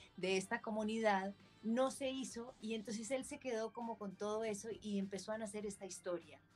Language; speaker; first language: Spanish; native; Spanish